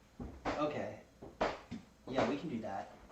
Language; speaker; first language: English; native; English